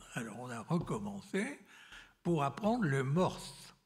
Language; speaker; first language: French; native; French